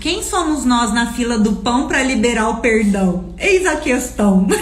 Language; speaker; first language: Portuguese; native; Portuguese